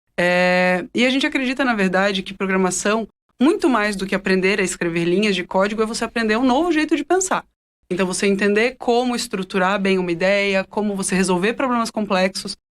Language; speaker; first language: Portuguese; native; Portuguese